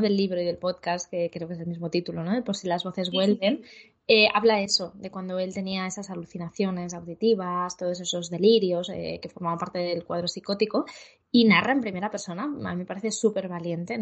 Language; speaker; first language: Spanish; native; Spanish